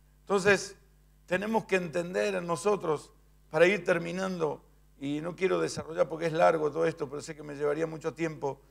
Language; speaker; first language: Spanish; native; Spanish